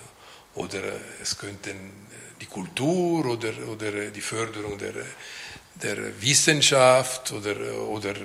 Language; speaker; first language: German; non-native, local second language; Italian